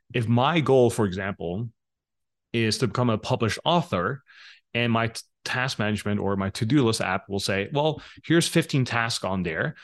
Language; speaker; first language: English; non-native, fluent; Dutch